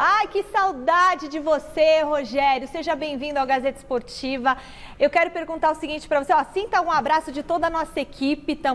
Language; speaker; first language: Portuguese; native; Portuguese